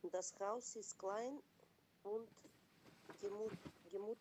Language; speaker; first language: German; non-native, learner; Macedonian